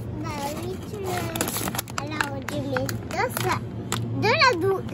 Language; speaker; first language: French; native; French